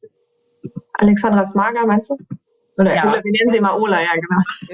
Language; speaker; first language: German; native; German